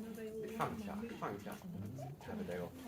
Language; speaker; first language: Chinese; non-native, learner; English